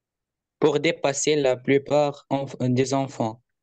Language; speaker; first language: French; non-native, learner; Arabic